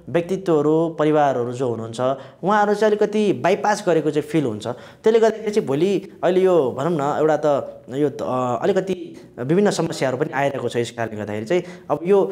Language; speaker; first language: Nepali; non-native, local second language; Sherpa